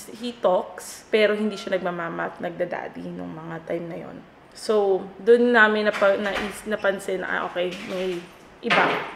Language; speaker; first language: Filipino; native; Filipino